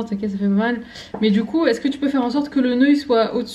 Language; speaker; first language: French; native; French